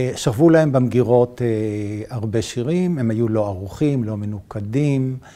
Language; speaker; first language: Hebrew; native; Hebrew